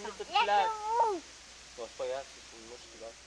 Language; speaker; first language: French; native; French